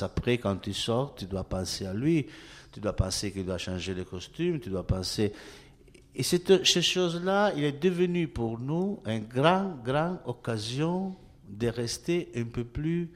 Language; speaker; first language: French; non-native, learner; Italian